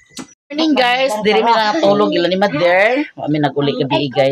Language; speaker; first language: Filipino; non-native, local second language; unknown